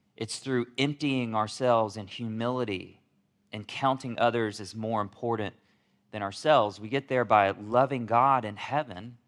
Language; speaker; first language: English; native; English